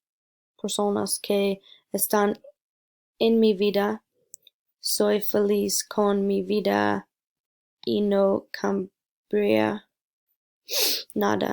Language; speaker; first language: Spanish; non-native, learner; English